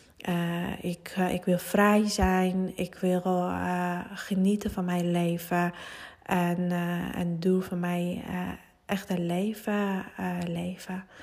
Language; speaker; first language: Dutch; non-native, fluent; Persian